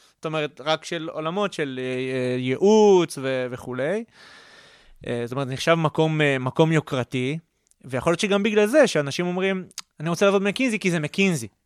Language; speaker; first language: Hebrew; native; Hebrew